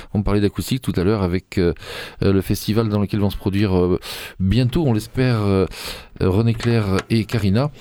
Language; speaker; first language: French; native; French